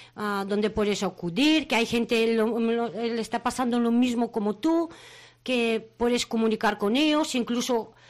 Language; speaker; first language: Spanish; non-native, fluent; Bulgarian